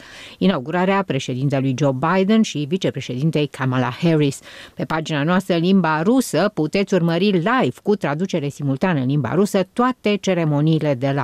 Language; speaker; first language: Romanian; native; Romanian